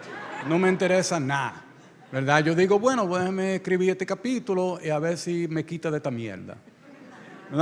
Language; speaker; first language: Spanish; early bilingual, heritage; Spanish